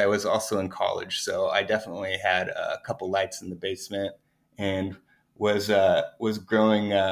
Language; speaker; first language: English; native; English